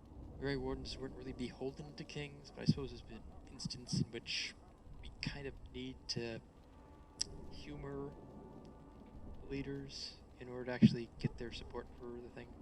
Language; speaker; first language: English; native; English